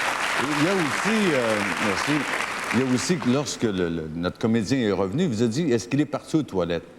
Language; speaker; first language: French; native; French